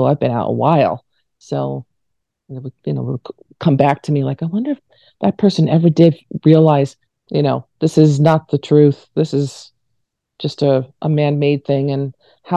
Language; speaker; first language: English; native; English